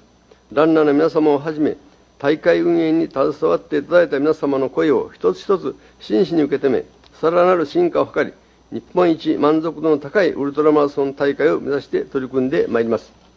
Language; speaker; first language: Japanese; native; Japanese